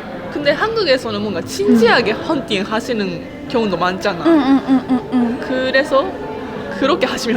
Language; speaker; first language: Korean; non-native, fluent; Japanese